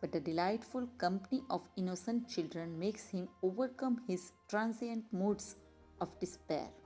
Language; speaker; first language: English; non-native, local second language; Gujarati